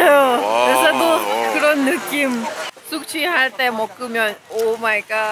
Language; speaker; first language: Korean; non-native, learner; Thai